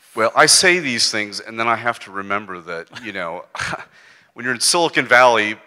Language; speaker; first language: English; native; English